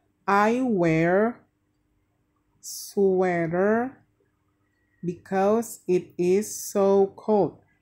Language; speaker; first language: English; non-native, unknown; Indonesian